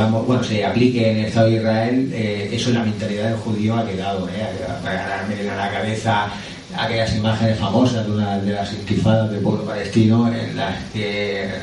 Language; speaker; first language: Spanish; native; Spanish